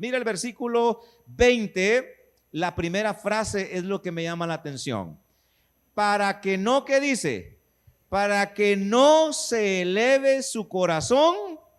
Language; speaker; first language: Spanish; native; Spanish